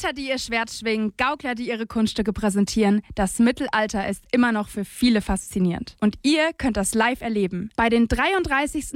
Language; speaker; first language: German; native; German